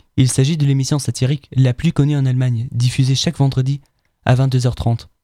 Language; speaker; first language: French; non-native, fluent; German